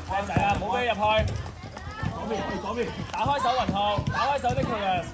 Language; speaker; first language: Cantonese; native; Cantonese